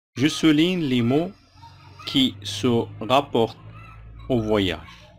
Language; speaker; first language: French; non-native, local second language; Arabic